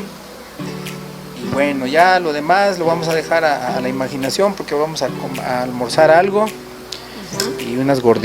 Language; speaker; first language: Spanish; native; Spanish